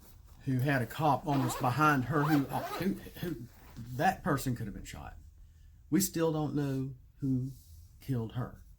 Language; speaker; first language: English; native; English